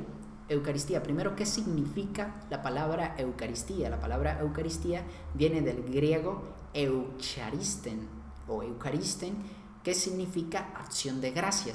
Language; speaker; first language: Spanish; native; Spanish